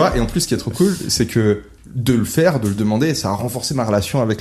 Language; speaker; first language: French; native; French